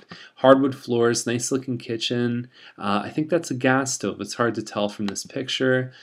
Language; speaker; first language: English; native; English